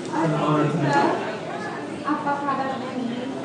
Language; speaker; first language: Indonesian; native; Indonesian